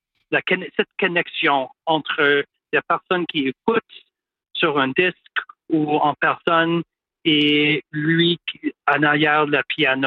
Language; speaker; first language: French; non-native, local second language; English